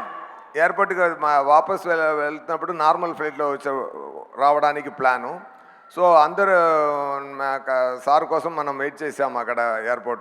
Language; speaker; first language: Telugu; non-native, learner; Tamil